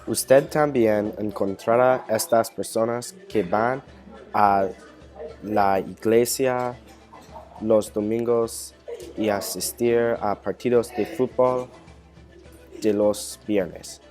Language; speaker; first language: Spanish; non-native, learner; English